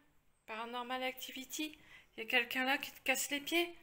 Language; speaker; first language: French; native; French